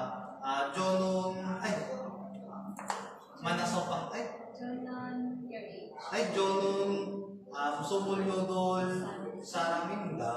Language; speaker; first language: Korean; non-native, learner; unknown